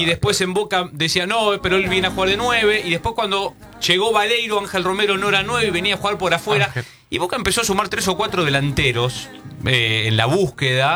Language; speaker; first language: Spanish; native; Spanish